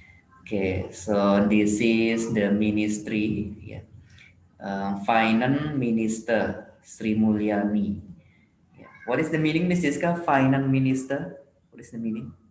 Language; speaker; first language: English; non-native, fluent; Indonesian